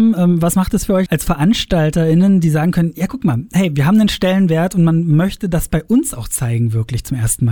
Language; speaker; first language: German; native; German